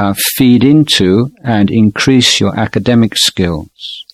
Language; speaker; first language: English; native; English